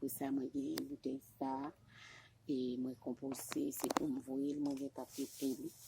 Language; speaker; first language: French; non-native, local second language; Haitian Creole